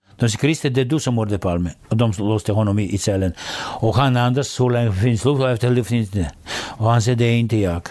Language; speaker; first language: Swedish; non-native, fluent; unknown